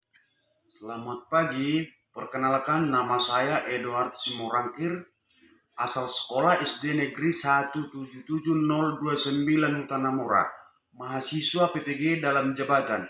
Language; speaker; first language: Indonesian; native; Indonesian